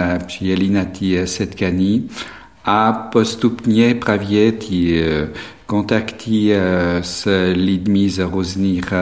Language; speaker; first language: Czech; non-native, fluent; French